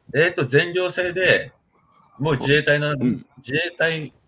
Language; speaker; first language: Japanese; native; Japanese